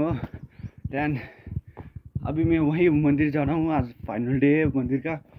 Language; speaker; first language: Hindi; non-native, local second language; Nepali